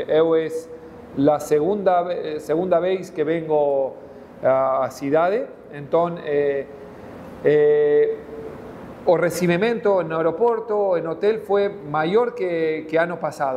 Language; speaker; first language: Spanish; non-native, fluent; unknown